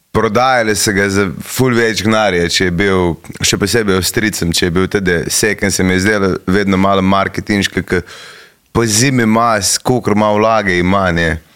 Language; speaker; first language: Slovenian; native; Slovenian